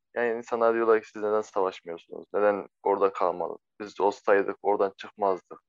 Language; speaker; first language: Turkish; non-native, fluent; Arabic